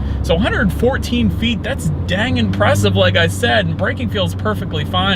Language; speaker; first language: English; native; English